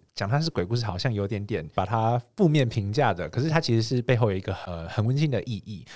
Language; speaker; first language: Chinese; native; Chinese